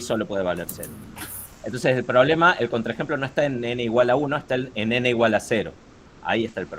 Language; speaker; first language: Spanish; native; Spanish